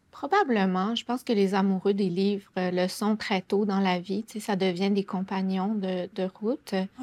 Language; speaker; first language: French; native; French